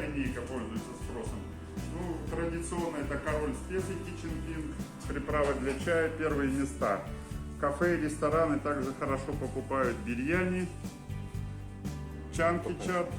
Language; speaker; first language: Russian; native; Russian